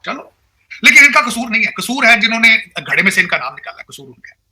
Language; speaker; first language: Urdu; non-native, local second language; Punjabi